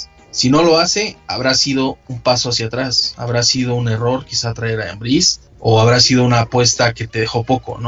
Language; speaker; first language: Spanish; native; Spanish